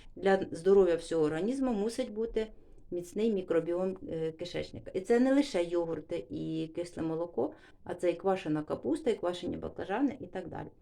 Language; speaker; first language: Ukrainian; non-native, local second language; Russian